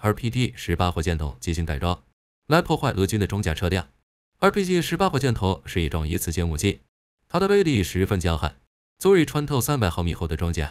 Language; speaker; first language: Chinese; native; Chinese